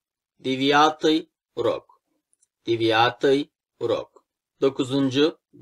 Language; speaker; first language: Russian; non-native, fluent; Turkish